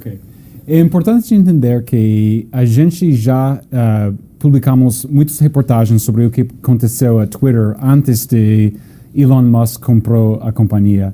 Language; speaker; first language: Portuguese; non-native, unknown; English